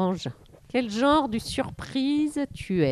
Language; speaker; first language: French; native; French